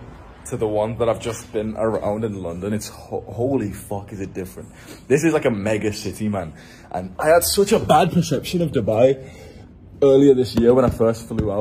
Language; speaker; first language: English; native; English